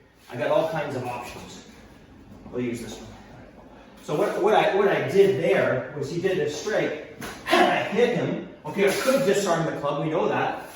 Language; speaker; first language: English; native; English